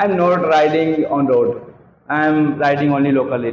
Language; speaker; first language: English; non-native, learner; Hindi